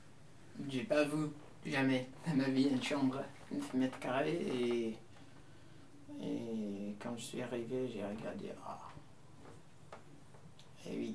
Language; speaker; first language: French; non-native, learner; Kurdish